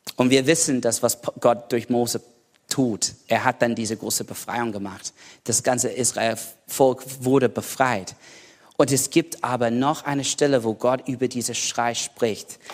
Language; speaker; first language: German; non-native, learner; English